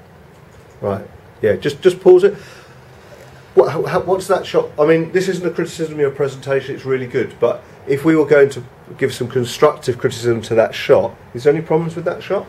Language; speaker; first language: English; native; English